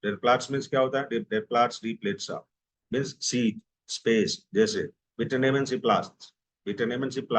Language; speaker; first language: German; non-native, fluent; Hindi